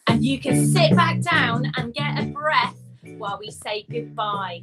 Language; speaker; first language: English; native; English